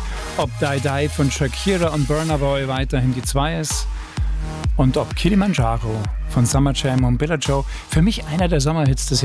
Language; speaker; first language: German; native; German